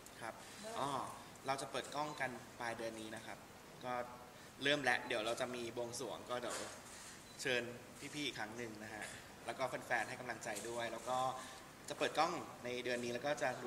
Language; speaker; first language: Thai; native; Thai